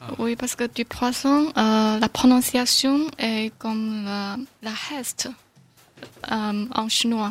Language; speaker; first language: French; non-native, learner; Chinese